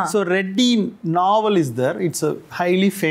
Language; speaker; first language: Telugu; non-native, learner; Tamil